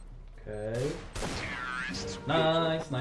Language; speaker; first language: English; non-native, learner; Portuguese